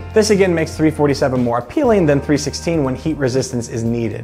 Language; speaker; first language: English; native; English